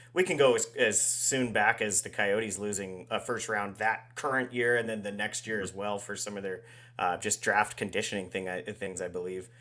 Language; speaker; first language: English; native; English